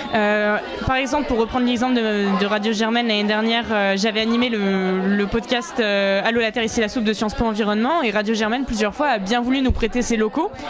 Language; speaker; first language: French; native; French